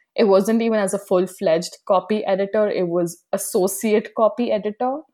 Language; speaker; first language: English; non-native, local second language; Hindi